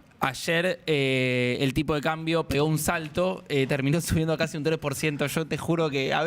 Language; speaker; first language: Spanish; native; Spanish